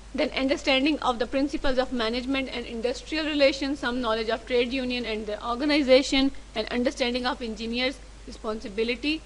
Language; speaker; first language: English; non-native, local second language; Urdu